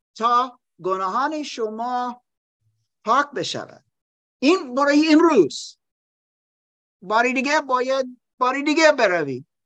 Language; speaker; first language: Persian; non-native, learner; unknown